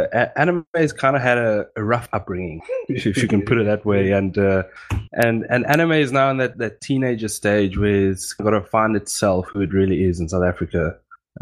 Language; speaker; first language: English; non-native, local second language; Afrikaans